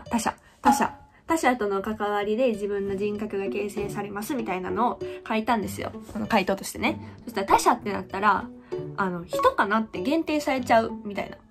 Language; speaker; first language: Japanese; native; Japanese